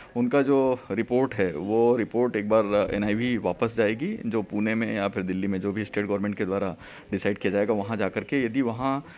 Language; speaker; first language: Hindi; native; Hindi